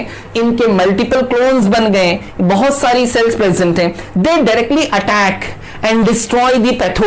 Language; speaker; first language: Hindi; native; Hindi